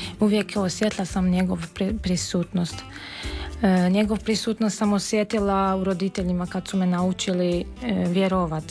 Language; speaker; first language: Serbian; non-native, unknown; Armenian